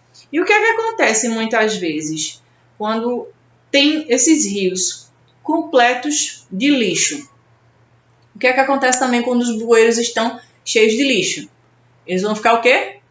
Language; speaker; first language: Portuguese; native; Portuguese